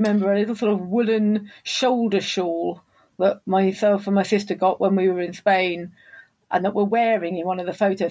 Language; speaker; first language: English; native; English